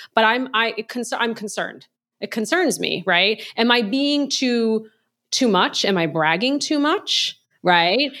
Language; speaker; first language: English; native; English